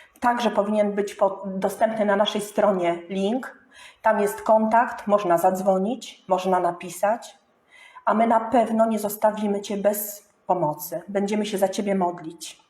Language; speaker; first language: Polish; native; Polish